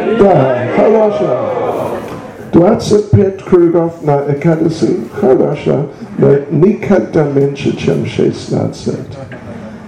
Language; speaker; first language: Russian; non-native, learner; English